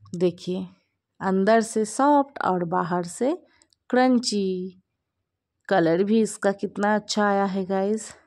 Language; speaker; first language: Hindi; non-native, local second language; Bangla